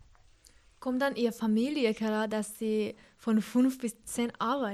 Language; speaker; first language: German; non-native, learner; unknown